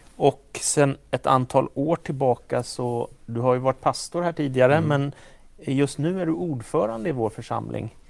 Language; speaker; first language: Swedish; native; Swedish